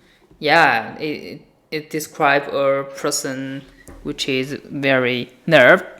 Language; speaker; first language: English; non-native, learner; Chinese